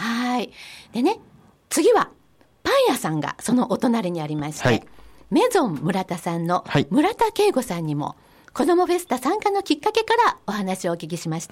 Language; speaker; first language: Japanese; native; Japanese